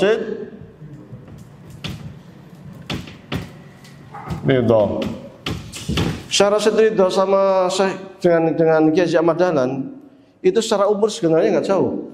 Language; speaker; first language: Indonesian; native; Indonesian